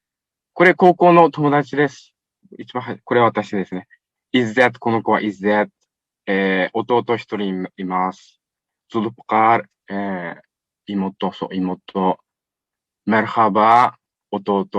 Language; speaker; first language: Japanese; non-native, fluent; Uyghur